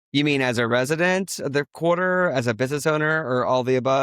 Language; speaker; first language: English; native; English